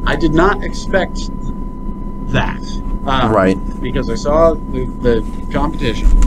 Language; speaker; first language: English; native; English